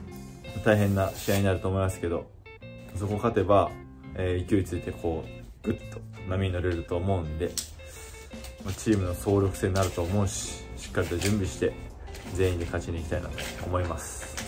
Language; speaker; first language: Japanese; native; Japanese